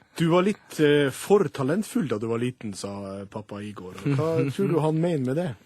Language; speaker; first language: Norwegian; native; Norwegian